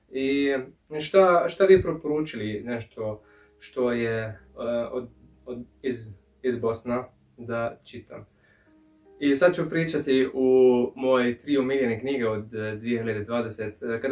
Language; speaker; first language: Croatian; early bilingual, heritage; English